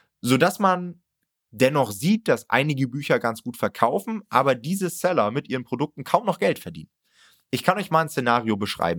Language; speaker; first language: German; native; German